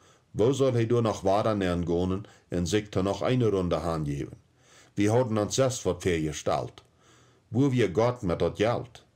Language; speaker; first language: German; early bilingual, heritage; Plautdietsch